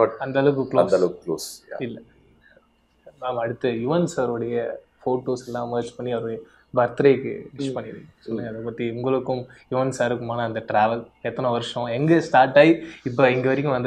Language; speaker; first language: Tamil; native; Tamil